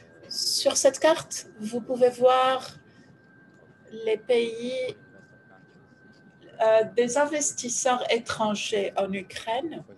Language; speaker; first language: French; non-native, fluent; Ukrainian